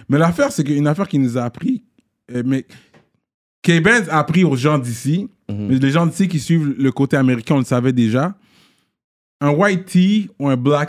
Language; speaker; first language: French; native; French